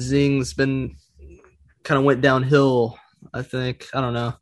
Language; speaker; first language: English; native; English